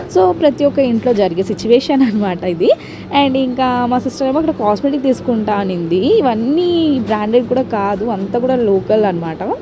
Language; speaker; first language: Telugu; non-native, local second language; Tamil